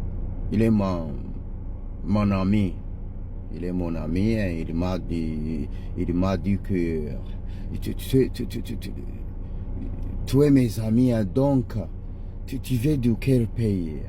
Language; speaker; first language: French; non-native, learner; Ganda